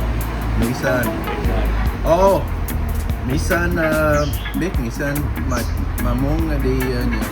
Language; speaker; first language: Vietnamese; early bilingual, heritage; Vietnamese